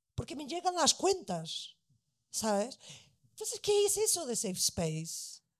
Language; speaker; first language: Spanish; non-native, fluent; Portuguese